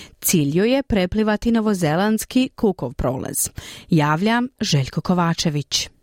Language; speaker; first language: Croatian; native; Croatian